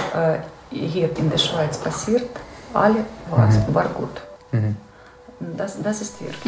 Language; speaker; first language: German; non-native, fluent; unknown